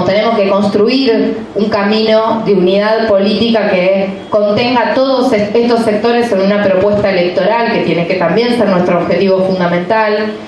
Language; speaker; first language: Spanish; native; Spanish